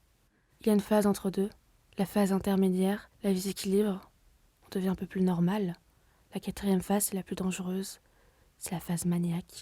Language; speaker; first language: French; native; French